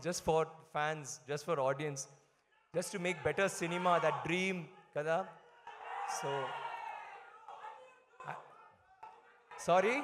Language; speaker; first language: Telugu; non-native, learner; Tamil